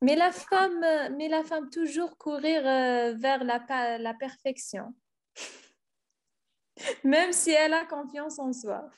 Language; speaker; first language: French; non-native, learner; Arabic